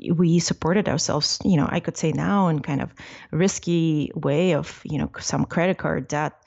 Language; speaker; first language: English; non-native, fluent; Russian